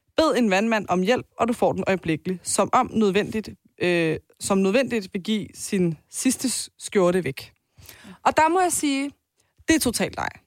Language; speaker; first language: Danish; early bilingual, other home language; Turkish